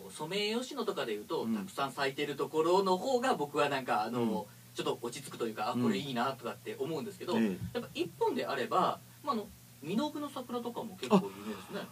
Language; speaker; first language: Japanese; native; Japanese